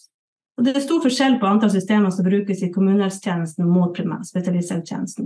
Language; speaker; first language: Norwegian; native; Norwegian